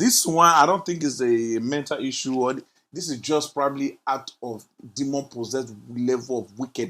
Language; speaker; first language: English; non-native, local second language; Yoruba